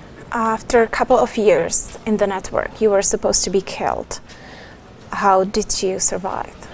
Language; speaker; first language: English; non-native, fluent; Czech